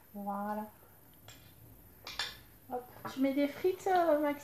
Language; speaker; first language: French; native; French